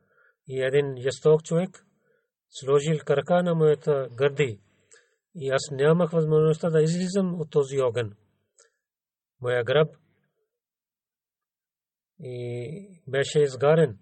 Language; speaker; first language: Bulgarian; non-native, learner; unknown